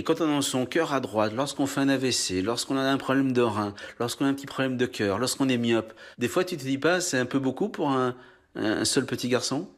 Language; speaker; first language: French; native; French